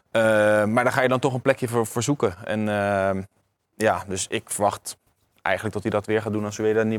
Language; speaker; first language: Dutch; native; Dutch